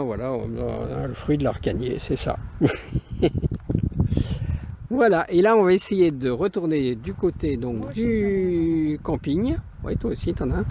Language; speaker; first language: French; native; French